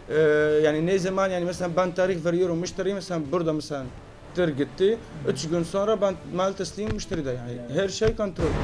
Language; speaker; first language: Turkish; non-native, learner; Arabic